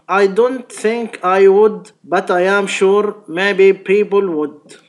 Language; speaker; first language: English; non-native, fluent; Arabic